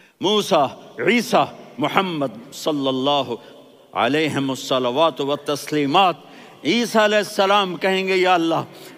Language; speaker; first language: Urdu; non-native, local second language; Punjabi